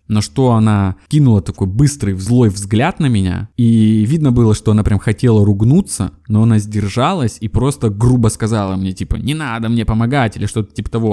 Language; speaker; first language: Russian; native; Russian